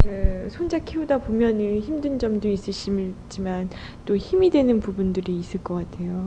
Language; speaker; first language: Korean; native; Korean